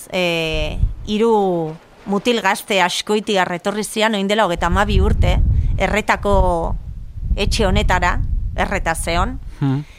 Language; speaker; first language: Basque; non-native, local second language; Spanish